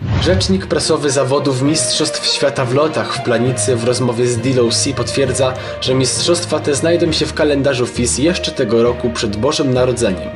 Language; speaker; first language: Polish; native; Polish